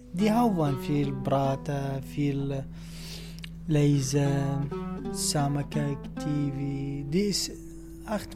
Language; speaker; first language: Dutch; non-native, learner; Arabic